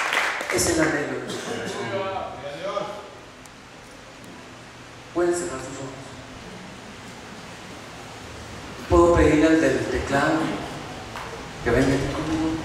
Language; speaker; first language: Spanish; native; Spanish